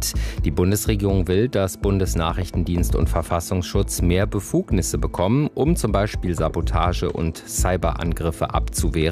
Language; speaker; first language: German; native; German